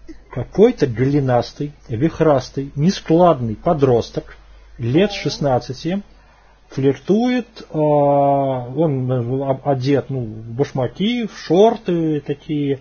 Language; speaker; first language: Russian; native; Russian